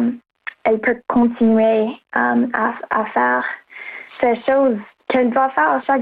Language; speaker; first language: French; non-native, local second language; English